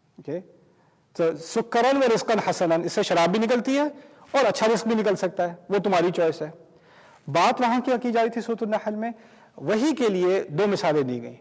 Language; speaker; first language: Urdu; early bilingual, heritage; Urdu